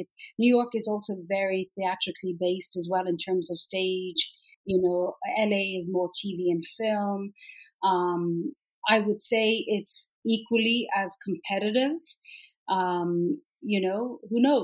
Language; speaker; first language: English; native; English